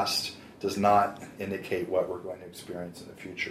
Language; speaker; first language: English; native; English